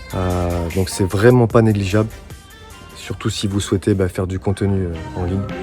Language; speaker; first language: French; native; French